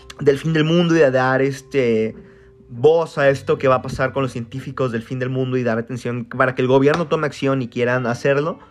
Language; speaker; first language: Spanish; native; Spanish